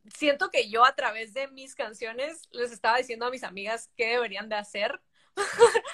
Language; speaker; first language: Spanish; native; Spanish